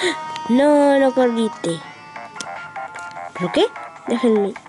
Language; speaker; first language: Spanish; native; Spanish